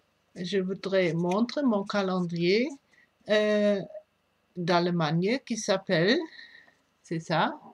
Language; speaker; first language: French; non-native, fluent; German